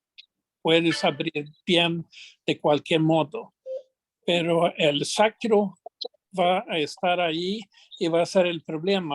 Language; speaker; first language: Spanish; non-native, fluent; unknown